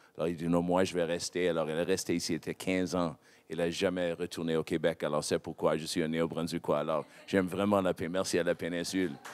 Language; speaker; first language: French; non-native, local second language; English